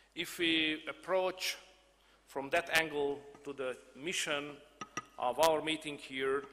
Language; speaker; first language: English; non-native, fluent; Hungarian